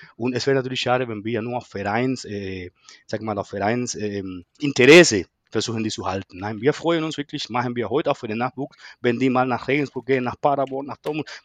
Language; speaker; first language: German; non-native, fluent; Spanish